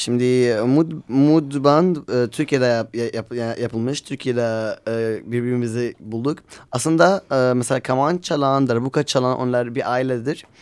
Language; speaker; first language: Turkish; non-native, learner; Arabic